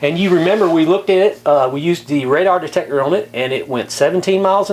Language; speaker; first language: English; native; English